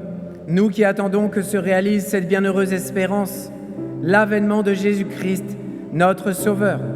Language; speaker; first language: French; native; French